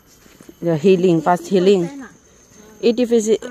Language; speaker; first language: English; non-native, learner; Filipino